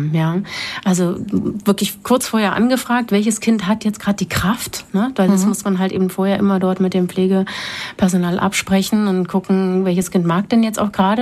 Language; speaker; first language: German; native; German